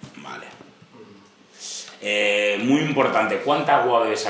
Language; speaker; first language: Spanish; native; Spanish